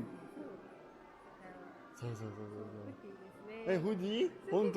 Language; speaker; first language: Japanese; non-native, learner; French